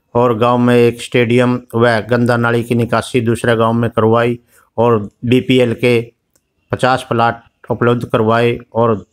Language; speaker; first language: Hindi; native; Hindi